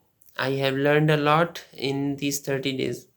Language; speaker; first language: English; non-native, fluent; Urdu